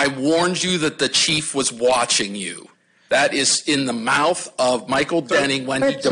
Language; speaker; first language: English; native; English